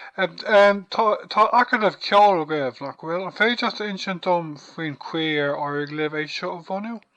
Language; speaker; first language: Irish; non-native, local second language; English